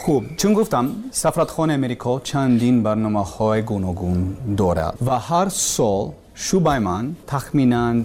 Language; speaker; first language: Persian; non-native, learner; English